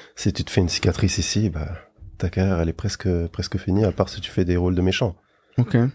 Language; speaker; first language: French; native; French